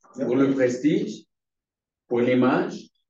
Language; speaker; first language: French; non-native, fluent; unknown